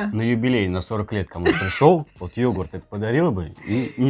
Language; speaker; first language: Russian; native; Russian